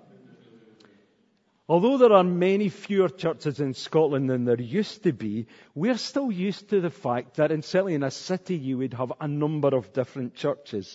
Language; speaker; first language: English; native; English